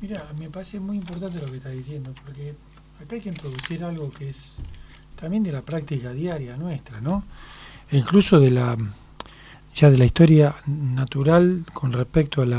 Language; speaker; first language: Spanish; native; Spanish